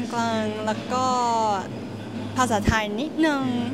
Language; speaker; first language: Thai; non-native, learner; Cantonese